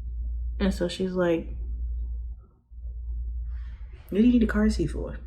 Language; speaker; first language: English; native; English